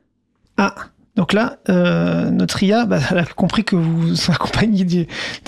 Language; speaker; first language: French; native; French